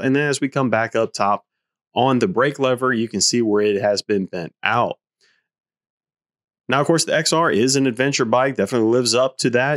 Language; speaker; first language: English; native; English